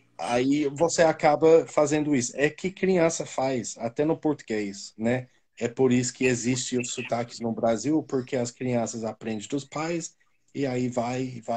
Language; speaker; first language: Portuguese; non-native, fluent; English